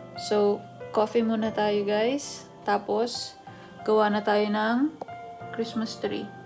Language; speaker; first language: Filipino; native; Filipino